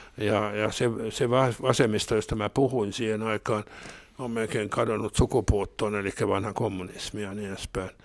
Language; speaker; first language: Finnish; non-native, local second language; Swedish